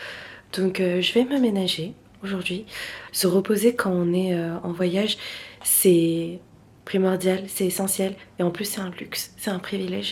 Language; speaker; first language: French; native; French